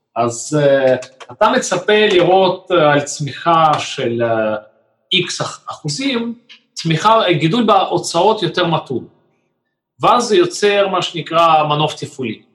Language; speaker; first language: Hebrew; non-native, fluent; Russian